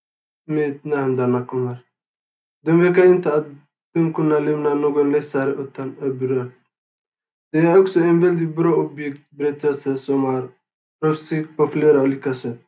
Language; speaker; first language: Swedish; non-native, learner; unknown